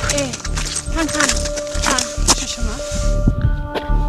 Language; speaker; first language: Chinese; non-native, learner; French